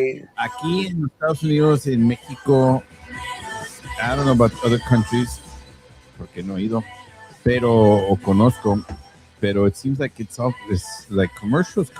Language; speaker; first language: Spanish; early bilingual, heritage; Spanish